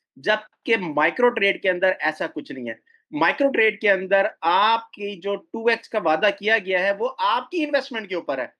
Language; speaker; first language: Hindi; native; Hindi